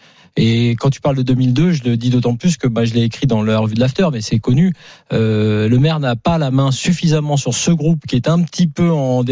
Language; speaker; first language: French; native; French